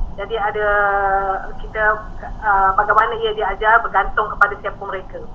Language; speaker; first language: Malay; native; Malay